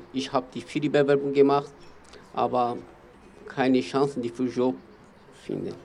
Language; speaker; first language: German; non-native, learner; Kurdish